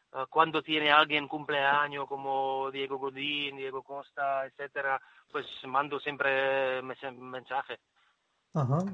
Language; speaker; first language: Spanish; non-native, fluent; Czech